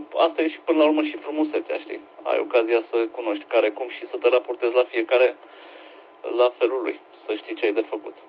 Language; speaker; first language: Romanian; native; Romanian